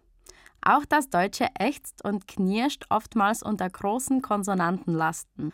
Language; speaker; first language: German; native; German